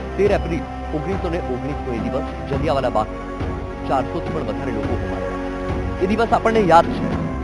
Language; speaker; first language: Gujarati; native; Gujarati